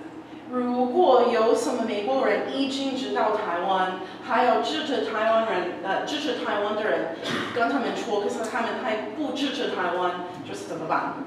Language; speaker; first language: Chinese; non-native, learner; English